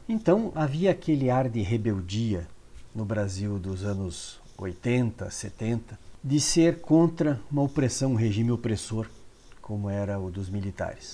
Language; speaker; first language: Portuguese; native; Portuguese